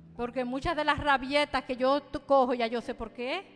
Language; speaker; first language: Spanish; native; Spanish